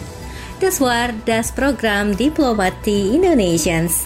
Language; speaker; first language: German; non-native, fluent; Indonesian